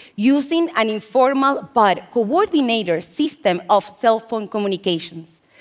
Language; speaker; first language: English; non-native, fluent; Spanish